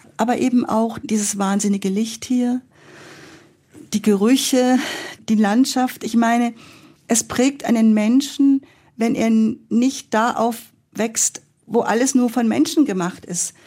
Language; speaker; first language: German; native; German